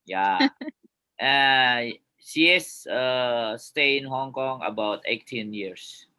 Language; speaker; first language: English; non-native, learner; Indonesian